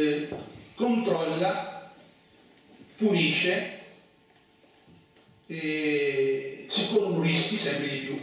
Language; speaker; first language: Italian; native; Italian